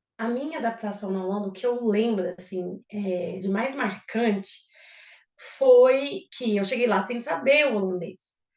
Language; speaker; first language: Portuguese; native; Portuguese